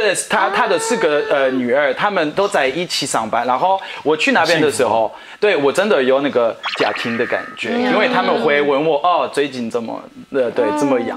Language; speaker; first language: Chinese; non-native, fluent; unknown